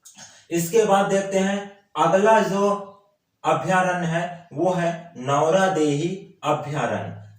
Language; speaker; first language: Hindi; native; Hindi